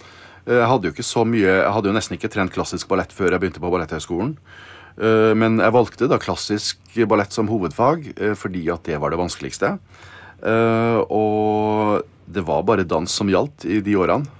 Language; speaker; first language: Norwegian; native; Norwegian